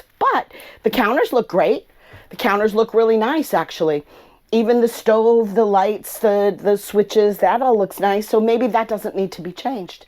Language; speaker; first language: English; native; English